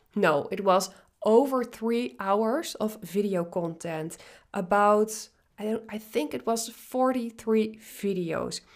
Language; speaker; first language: English; non-native, fluent; Dutch